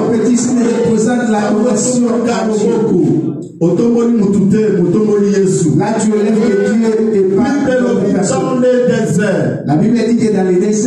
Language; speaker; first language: French; non-native, local second language; Lingala